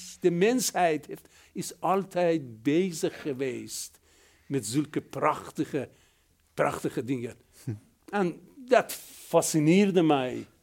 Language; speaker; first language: Dutch; non-native, fluent; Persian